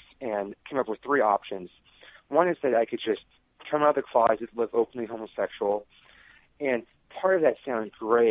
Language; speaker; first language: English; native; English